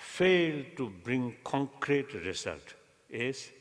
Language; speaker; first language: English; non-native, learner; Tibetan